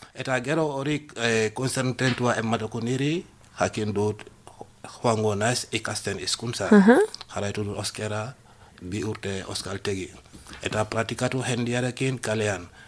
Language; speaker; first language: Basque; non-native, learner; Wolof